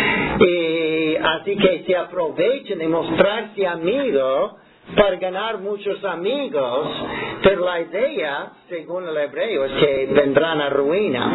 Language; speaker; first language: Spanish; non-native, fluent; English